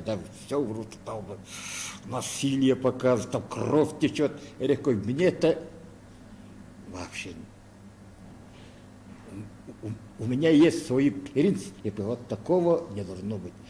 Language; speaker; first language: Russian; non-native, local second language; Yakut